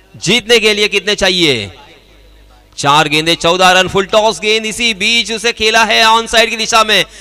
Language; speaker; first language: Hindi; non-native, local second language; Marathi